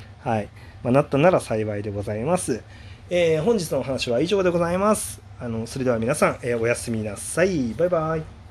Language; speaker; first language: Japanese; native; Japanese